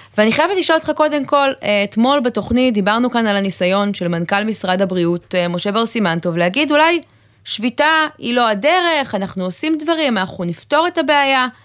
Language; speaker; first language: Hebrew; native; Hebrew